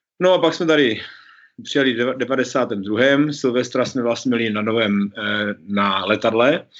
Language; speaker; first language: Czech; early bilingual, heritage; Czech